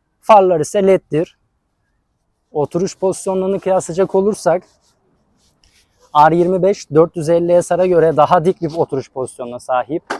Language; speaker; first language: Turkish; native; Turkish